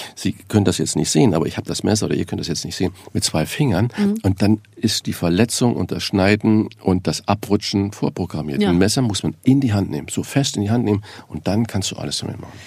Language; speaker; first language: German; native; German